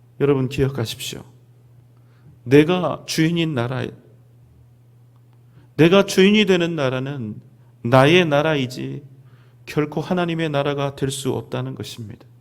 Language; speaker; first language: Korean; native; Korean